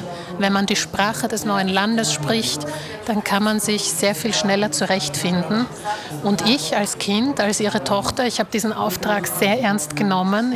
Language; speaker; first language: German; early bilingual, other home language; Slovak